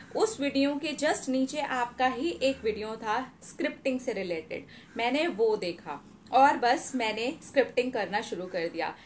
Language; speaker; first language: Hindi; native; Hindi